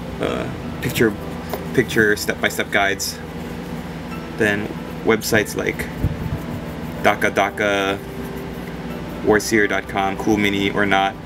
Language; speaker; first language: English; native; English